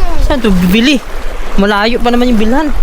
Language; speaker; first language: Filipino; native; Filipino